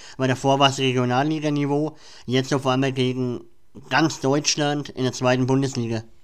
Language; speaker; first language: German; native; German